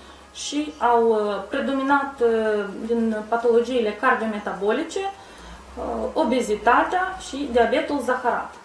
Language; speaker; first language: Romanian; native; Romanian